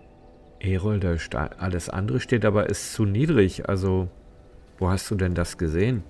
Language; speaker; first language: German; native; German